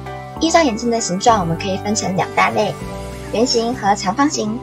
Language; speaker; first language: Chinese; native; Chinese